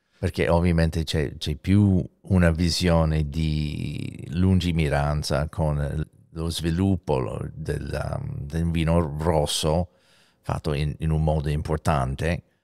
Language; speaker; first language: Italian; non-native, fluent; English